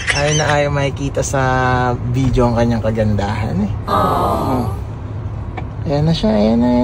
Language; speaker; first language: Filipino; native; Filipino